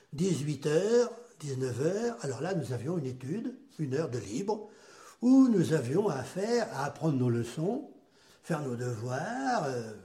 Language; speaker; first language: French; native; French